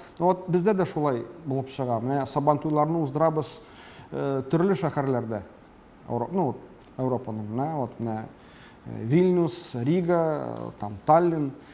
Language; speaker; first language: Tatar; early bilingual, heritage; Tatar